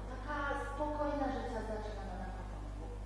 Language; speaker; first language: Polish; non-native, learner; Chinese